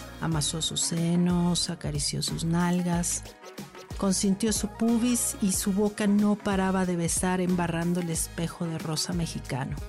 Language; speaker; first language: Spanish; native; Spanish